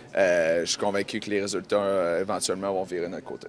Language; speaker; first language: French; native; French